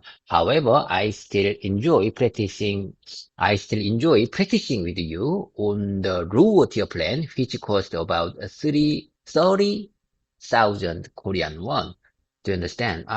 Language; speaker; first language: English; non-native, learner; Korean